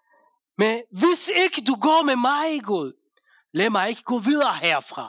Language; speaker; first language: Danish; non-native, fluent; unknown